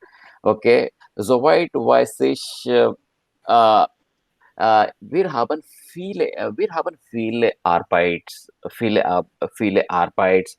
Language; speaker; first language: German; non-native, learner; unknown